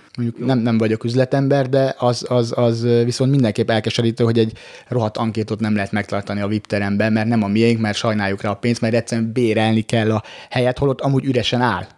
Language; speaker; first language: Hungarian; native; Hungarian